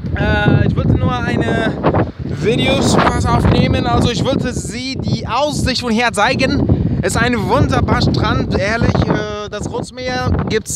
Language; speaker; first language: German; non-native, learner; Arabic